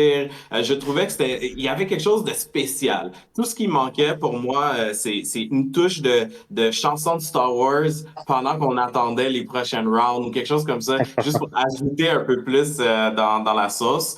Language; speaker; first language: French; native; French